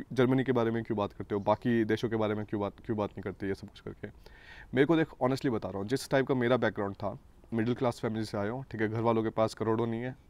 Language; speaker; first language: Hindi; native; Hindi